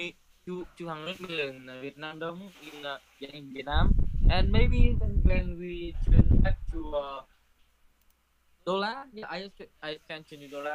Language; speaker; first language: English; non-native, learner; Vietnamese